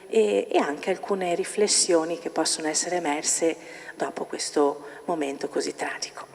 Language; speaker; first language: Italian; native; Italian